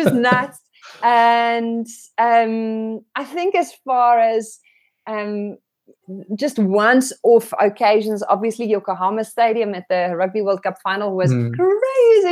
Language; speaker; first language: English; non-native, local second language; Afrikaans